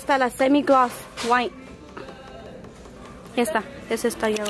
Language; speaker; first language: Spanish; early bilingual, heritage; Spanish